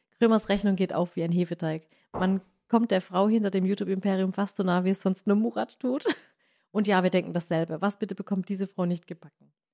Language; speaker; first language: German; native; German